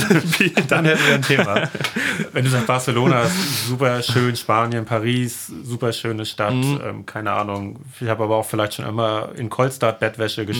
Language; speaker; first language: German; native; German